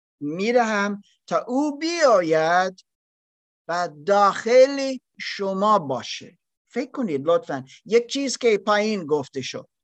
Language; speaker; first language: Persian; non-native, learner; German